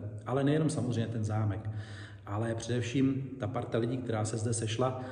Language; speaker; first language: Czech; native; Czech